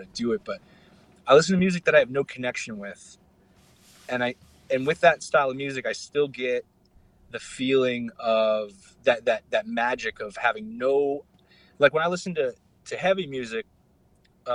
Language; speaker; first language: English; native; English